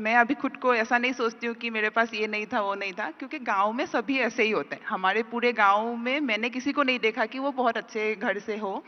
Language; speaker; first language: Hindi; non-native, local second language; Assamese